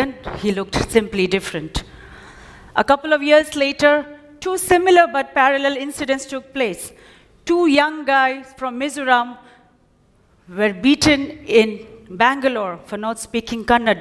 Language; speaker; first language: English; non-native, local second language; Nyishi